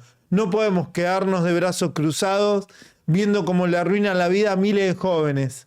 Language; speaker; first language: Spanish; native; Spanish